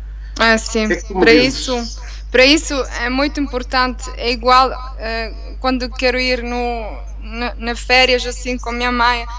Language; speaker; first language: Portuguese; non-native, learner; Italian